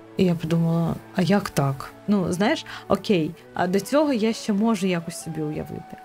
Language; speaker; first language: Ukrainian; non-native, local second language; Crimean Tatar